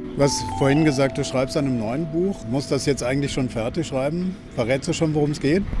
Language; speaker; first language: German; native; German